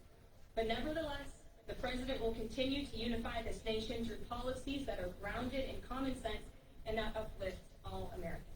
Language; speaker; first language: English; native; English